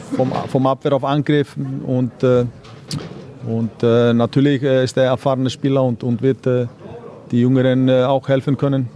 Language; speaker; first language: German; non-native, fluent; Icelandic